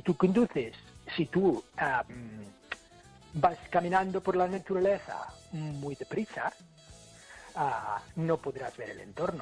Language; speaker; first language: Spanish; non-native, fluent; English